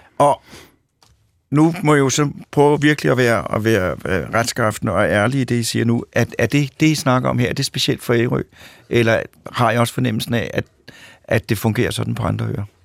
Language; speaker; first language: Danish; native; Danish